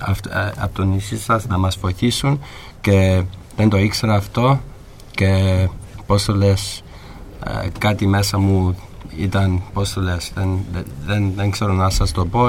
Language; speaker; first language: Greek; early bilingual, heritage; English